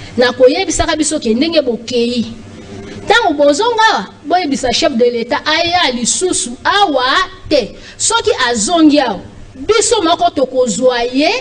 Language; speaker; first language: Lingala; native; Lingala